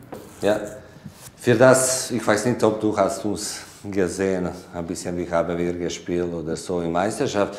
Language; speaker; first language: German; non-native, learner; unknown